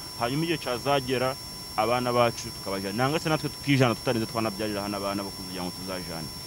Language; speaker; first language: Kinyarwanda; early bilingual, heritage; Kinyarwanda